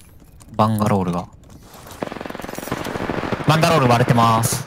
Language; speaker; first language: Japanese; native; Japanese